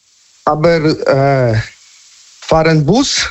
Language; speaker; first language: German; non-native, learner; Polish